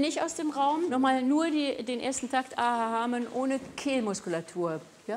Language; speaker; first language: German; native; German